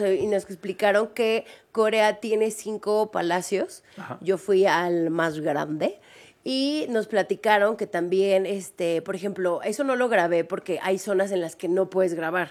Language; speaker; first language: Spanish; native; Spanish